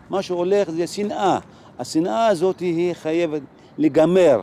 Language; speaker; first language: Hebrew; non-native, local second language; Arabic